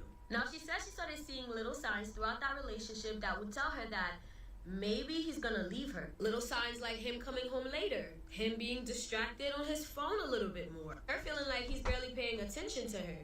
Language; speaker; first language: English; early bilingual, other home language; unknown